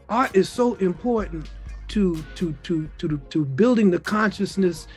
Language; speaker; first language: English; native; English